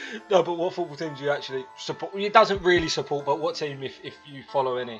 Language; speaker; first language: English; early bilingual, other home language; Italian